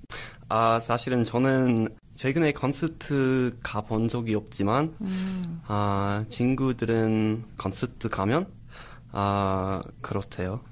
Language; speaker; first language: Korean; non-native, learner; English